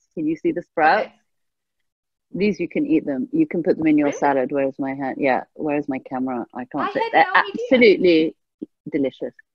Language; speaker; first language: English; early bilingual, other home language; Persian